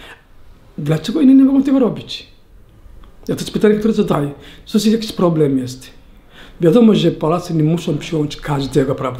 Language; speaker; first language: Polish; non-native, learner; Somali